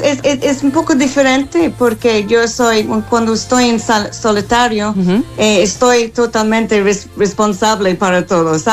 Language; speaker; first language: Spanish; non-native, fluent; English